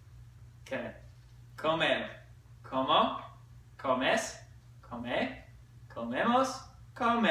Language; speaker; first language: Spanish; non-native, learner; English